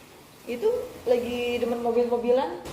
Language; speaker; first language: Indonesian; native; Indonesian